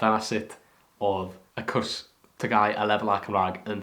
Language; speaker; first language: Welsh; native; Welsh